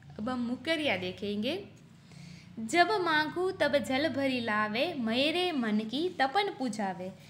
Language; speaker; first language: Hindi; non-native, local second language; Gujarati